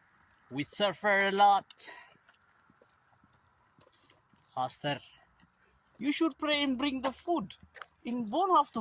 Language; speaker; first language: English; non-native, local second language; Amharic